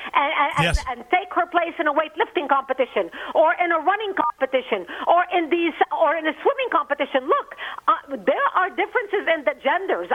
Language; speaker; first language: English; non-native, fluent; Arabic